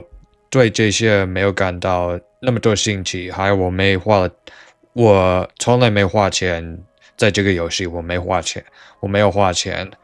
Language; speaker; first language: Chinese; non-native, learner; English